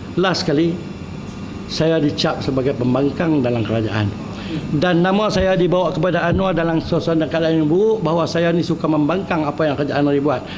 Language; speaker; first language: Malay; native; Malay